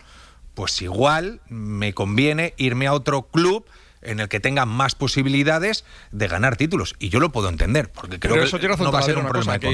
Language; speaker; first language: Spanish; native; Spanish